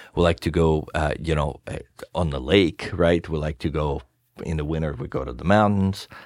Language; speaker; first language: English; non-native, fluent; Russian